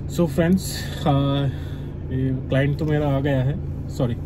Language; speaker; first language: Hindi; non-native, local second language; Bangla